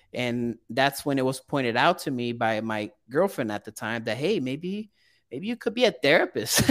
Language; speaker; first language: English; early bilingual, other home language; Portuguese